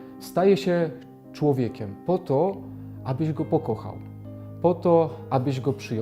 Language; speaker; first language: Polish; native; Polish